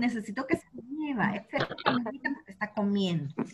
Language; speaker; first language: Spanish; native; Spanish